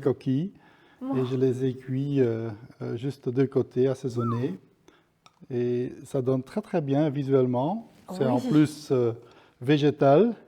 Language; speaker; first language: French; non-native, local second language; Dutch